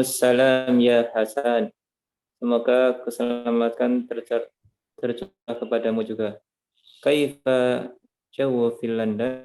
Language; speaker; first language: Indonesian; native; Indonesian